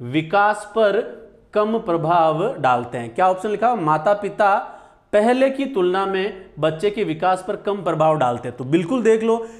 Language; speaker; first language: Hindi; native; Hindi